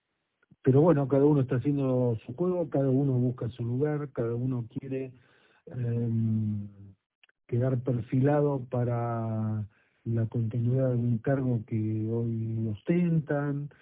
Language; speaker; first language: Spanish; native; Spanish